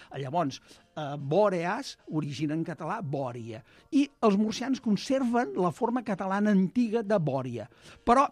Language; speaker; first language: Catalan; native; Catalan